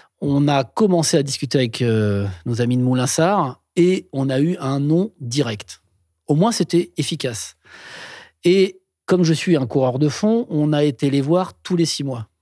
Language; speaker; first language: French; native; French